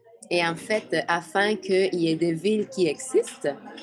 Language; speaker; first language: French; native; French